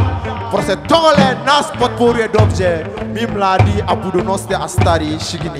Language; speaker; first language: Czech; non-native, learner; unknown